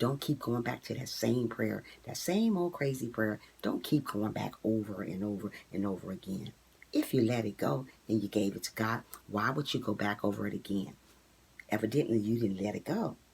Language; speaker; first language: English; native; English